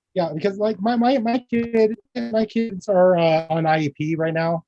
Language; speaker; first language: English; early bilingual, other home language; Filipino